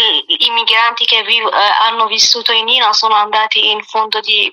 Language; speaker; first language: Italian; non-native, learner; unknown